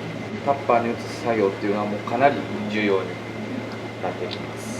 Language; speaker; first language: Japanese; native; Japanese